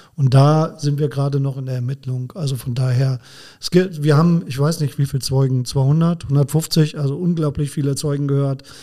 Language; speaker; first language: German; native; German